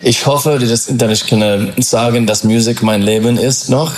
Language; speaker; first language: German; non-native, learner; English